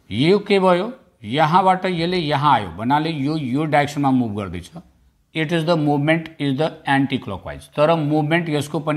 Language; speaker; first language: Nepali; non-native, local second language; Bhojpuri